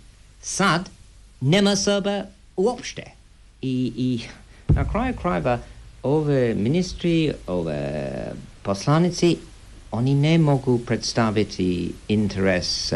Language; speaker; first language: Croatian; non-native, fluent; English